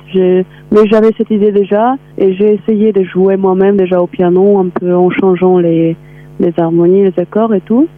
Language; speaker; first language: French; non-native, fluent; Armenian